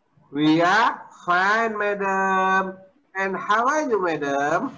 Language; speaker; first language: English; non-native, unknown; Indonesian